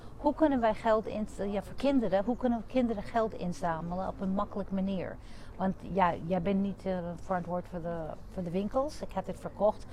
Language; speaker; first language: Dutch; non-native, fluent; English